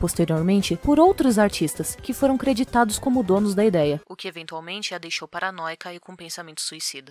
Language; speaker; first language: Portuguese; native; Portuguese